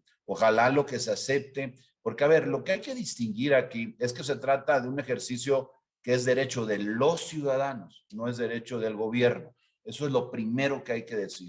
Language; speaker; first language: Spanish; native; Spanish